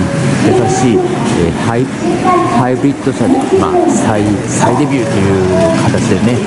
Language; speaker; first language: Japanese; native; Japanese